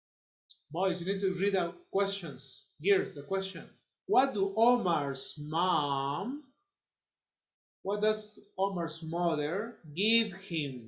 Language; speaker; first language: English; non-native, fluent; Spanish